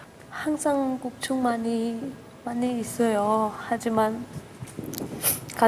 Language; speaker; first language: Korean; non-native, learner; Filipino